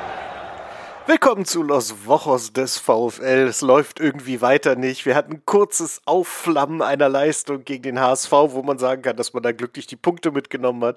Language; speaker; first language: German; native; German